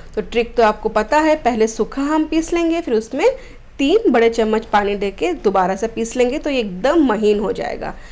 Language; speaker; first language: Hindi; non-native, local second language; Odia